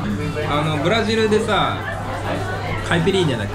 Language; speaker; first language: Japanese; native; Japanese